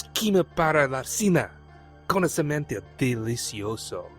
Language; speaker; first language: Spanish; non-native, learner; English